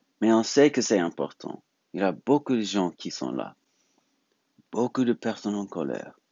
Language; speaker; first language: French; non-native, learner; English